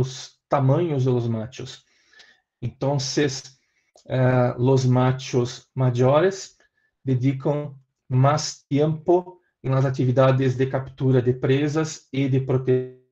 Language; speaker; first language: Spanish; non-native, learner; Portuguese